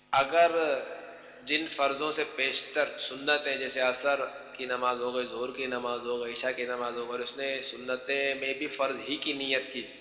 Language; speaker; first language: Urdu; native; Urdu